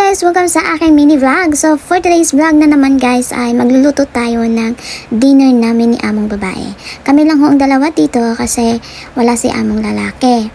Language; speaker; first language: Filipino; non-native, local second language; Hiligaynon